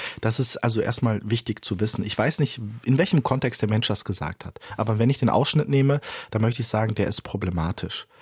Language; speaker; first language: German; early bilingual, other home language; Turkish